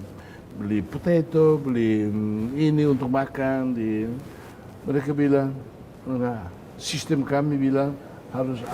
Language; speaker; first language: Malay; non-native, fluent; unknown